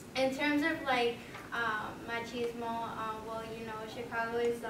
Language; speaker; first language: English; native; English